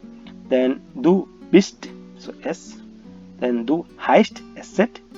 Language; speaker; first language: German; non-native, learner; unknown